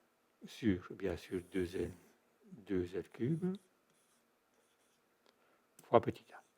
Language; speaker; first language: French; native; French